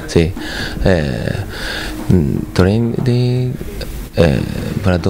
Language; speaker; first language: Spanish; non-native, learner; Japanese